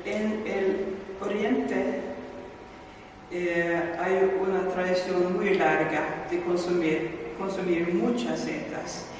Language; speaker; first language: Spanish; non-native, fluent; Swedish